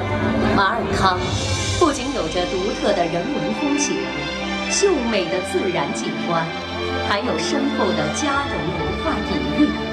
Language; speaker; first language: Chinese; native; Chinese